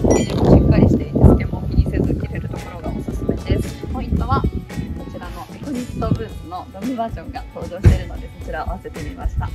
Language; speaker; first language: Japanese; native; Japanese